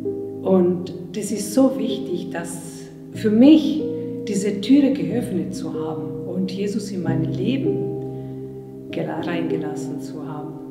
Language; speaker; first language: German; non-native, fluent; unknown